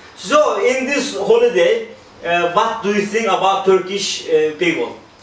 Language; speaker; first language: English; non-native, learner; Turkish